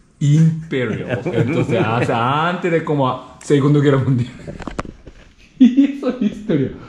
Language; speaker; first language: Spanish; non-native, learner; Japanese